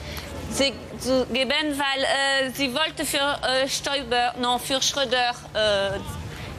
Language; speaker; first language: German; non-native, learner; French